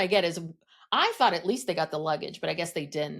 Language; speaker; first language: English; native; English